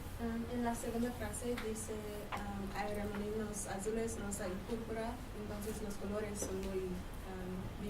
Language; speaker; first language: Spanish; non-native, learner; English